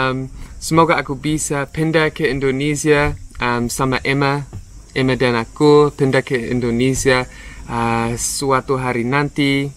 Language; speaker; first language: Indonesian; non-native, learner; English